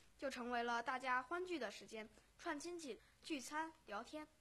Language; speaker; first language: Chinese; native; Chinese